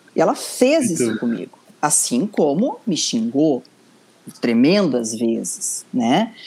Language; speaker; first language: Portuguese; native; Portuguese